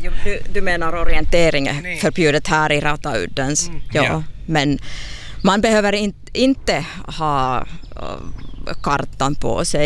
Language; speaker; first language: Swedish; non-native, fluent; Finnish